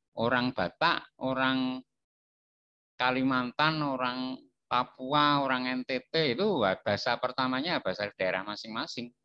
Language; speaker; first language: Indonesian; non-native, local second language; Javanese